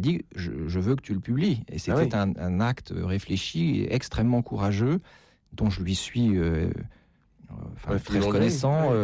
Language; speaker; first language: French; native; French